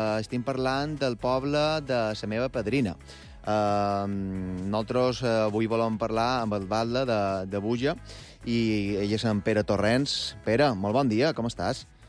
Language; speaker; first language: Catalan; native; Catalan